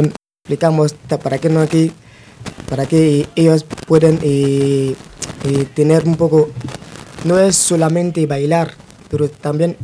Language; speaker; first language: Spanish; non-native, fluent; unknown